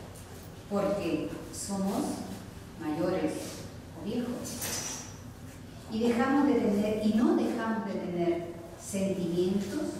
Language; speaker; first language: Spanish; non-native, local second language; Catalan